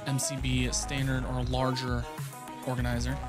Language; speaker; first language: English; native; English